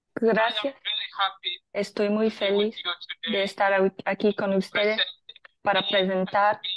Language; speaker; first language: Spanish; non-native, fluent; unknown